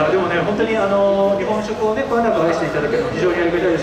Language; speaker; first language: Japanese; native; Japanese